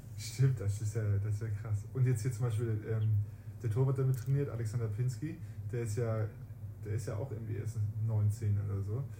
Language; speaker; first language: German; native; German